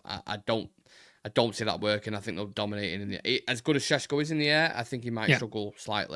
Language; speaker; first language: English; native; English